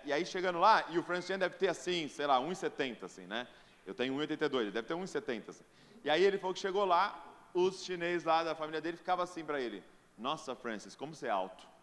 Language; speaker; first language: Portuguese; native; Portuguese